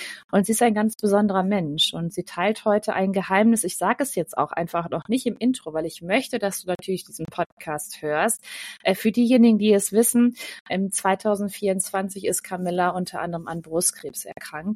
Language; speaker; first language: German; native; German